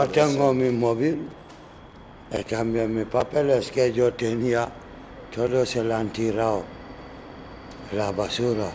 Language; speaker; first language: Spanish; non-native, learner; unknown